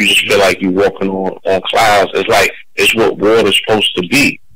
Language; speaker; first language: English; native; English